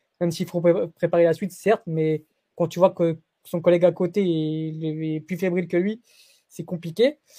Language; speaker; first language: French; early bilingual, other home language; Portuguese